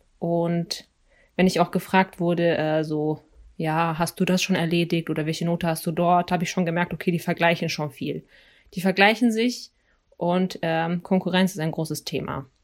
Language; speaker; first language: German; early bilingual, other home language; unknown